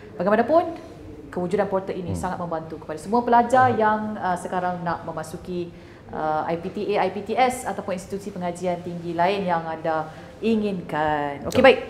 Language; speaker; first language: Malay; native; Malay